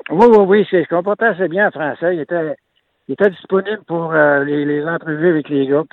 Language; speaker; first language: French; native; French